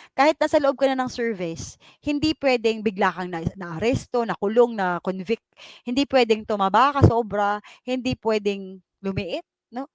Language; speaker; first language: Filipino; non-native, local second language; Cebuano